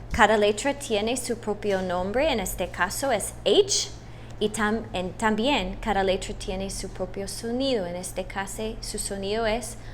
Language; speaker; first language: Spanish; non-native, fluent; English